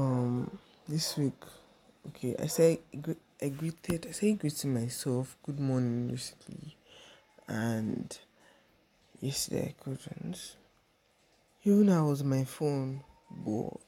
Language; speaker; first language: English; non-native, local second language; Yoruba